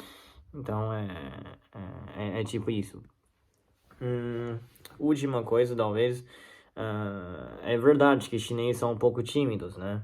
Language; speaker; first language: Portuguese; non-native, learner; Chinese